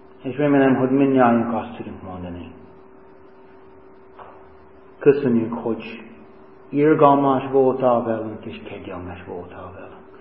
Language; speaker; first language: Hungarian; non-native, fluent; English